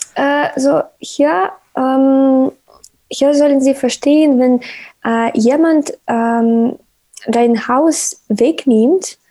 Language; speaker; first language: German; non-native, fluent; Ukrainian